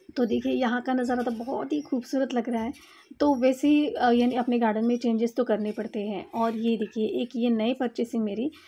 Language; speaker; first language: Hindi; non-native, local second language; Marathi